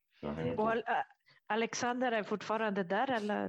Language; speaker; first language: Swedish; non-native, fluent; Italian